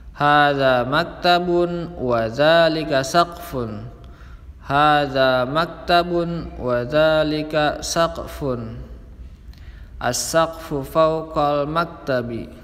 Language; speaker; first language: Arabic; non-native, fluent; Indonesian